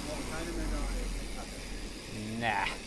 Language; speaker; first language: German; non-native, learner; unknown